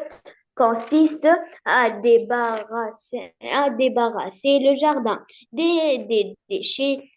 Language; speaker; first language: French; non-native, learner; Arabic